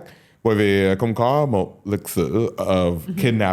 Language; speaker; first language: Vietnamese; non-native, learner; English